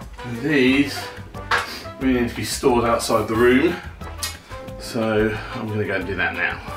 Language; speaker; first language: English; native; English